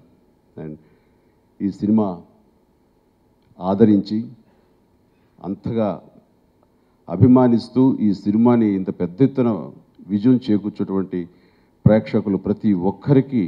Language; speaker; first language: Telugu; native; Telugu